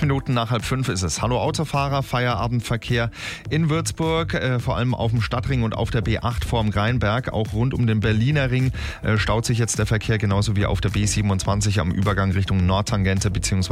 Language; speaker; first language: German; native; German